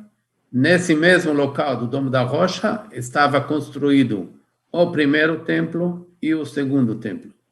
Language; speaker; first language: Portuguese; non-native, fluent; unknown